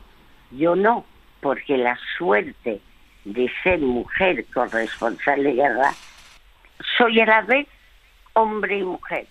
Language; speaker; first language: Spanish; early bilingual, other home language; French